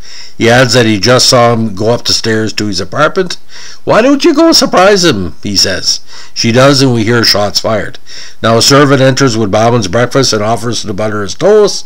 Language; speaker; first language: English; native; English